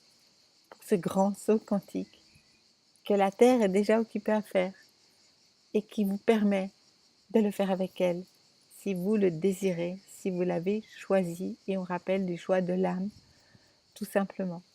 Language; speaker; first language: French; native; French